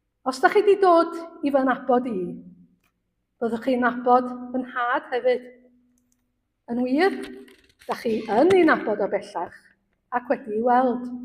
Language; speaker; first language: Welsh; native; Welsh